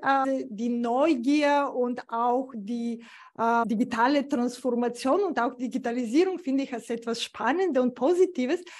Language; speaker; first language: German; non-native, fluent; Bulgarian